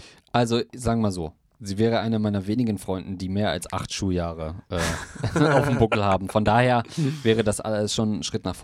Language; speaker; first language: German; native; German